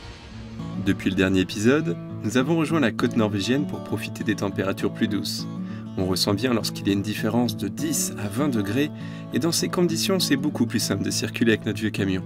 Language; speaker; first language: French; native; French